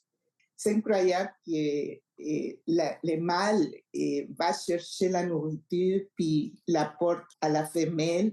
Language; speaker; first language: French; non-native, fluent; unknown